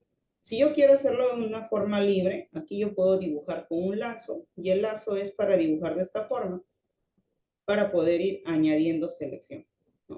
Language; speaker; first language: Spanish; native; Spanish